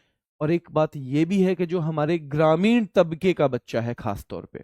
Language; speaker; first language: Hindi; native; Hindi